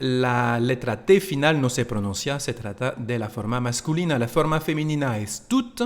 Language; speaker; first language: Spanish; non-native, fluent; French